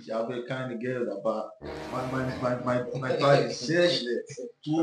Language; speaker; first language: German; non-native, learner; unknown